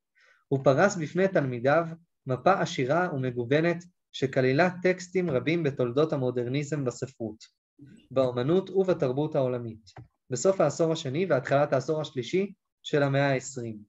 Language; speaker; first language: Hebrew; native; Hebrew